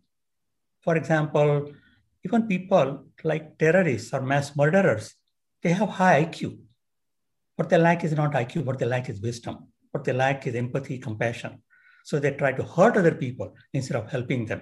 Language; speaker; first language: English; non-native, local second language; Marathi